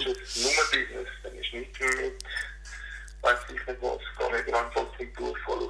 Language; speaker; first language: German; native; German